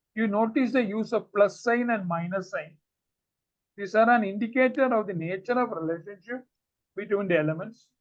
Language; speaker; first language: English; non-native, local second language; Malayalam